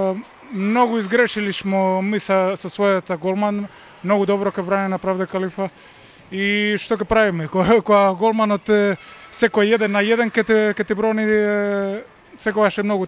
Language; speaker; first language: Macedonian; non-native, learner; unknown